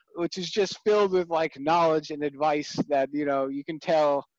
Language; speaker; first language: English; native; English